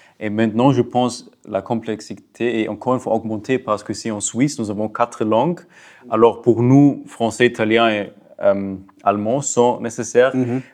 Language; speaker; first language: French; non-native, local second language; Swiss German